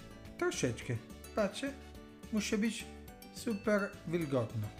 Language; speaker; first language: Polish; non-native, learner; Italian